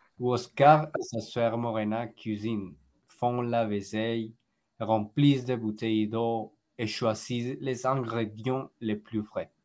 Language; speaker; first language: French; non-native, learner; Spanish